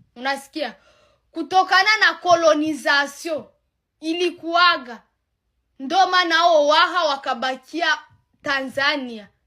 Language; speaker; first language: Swahili; non-native, local second language; Rundi